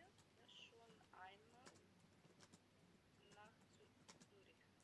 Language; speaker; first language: German; non-native, learner; Macedonian